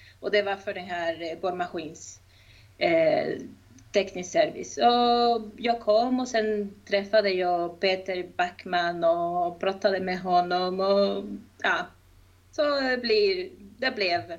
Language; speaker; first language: Swedish; non-native, fluent; Spanish